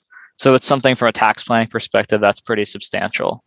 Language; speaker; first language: English; native; English